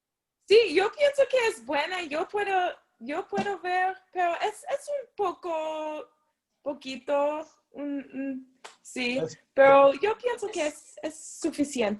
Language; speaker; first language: Spanish; non-native, learner; English